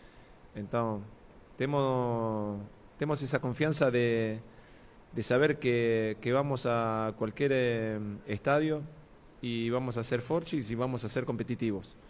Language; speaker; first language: Portuguese; non-native, fluent; Spanish